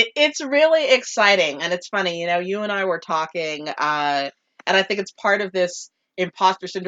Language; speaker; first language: English; native; English